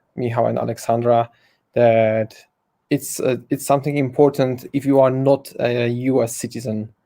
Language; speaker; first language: English; non-native, fluent; Polish